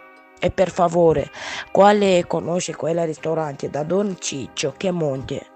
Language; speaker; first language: Italian; non-native, learner; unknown